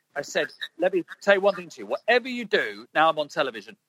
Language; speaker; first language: English; native; English